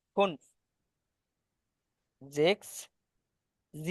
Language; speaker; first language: German; non-native, learner; Bangla